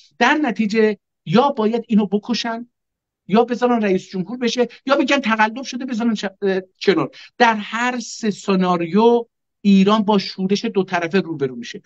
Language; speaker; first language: Persian; non-native, local second language; Azerbaijani